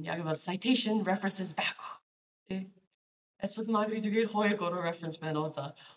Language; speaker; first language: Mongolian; non-native, fluent; English